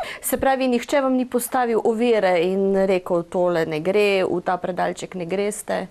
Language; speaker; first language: Slovenian; native; Slovenian